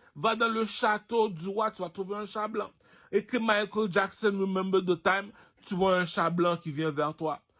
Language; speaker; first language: French; non-native, local second language; Haitian Creole